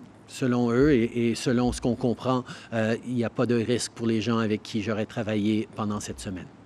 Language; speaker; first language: French; early bilingual, heritage; French